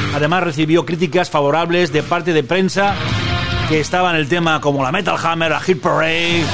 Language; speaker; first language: Spanish; native; Spanish